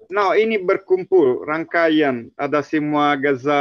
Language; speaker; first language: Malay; non-native, learner; Italian